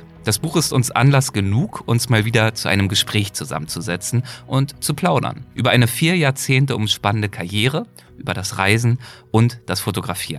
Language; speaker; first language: German; native; German